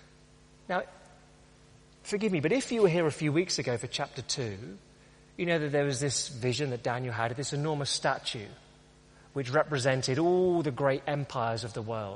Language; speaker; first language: English; native; English